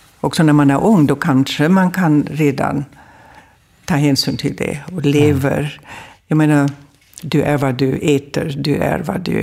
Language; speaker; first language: Swedish; non-native, fluent; German